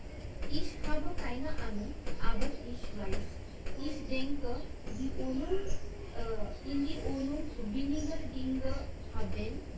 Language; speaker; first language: German; non-native, learner; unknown